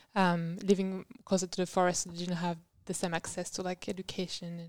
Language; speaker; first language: English; non-native, fluent; French